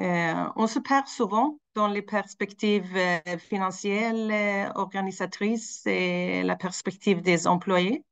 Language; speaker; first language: French; non-native, fluent; Swedish